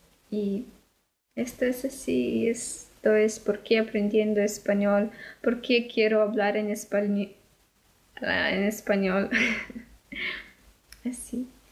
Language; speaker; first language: Spanish; non-native, learner; Russian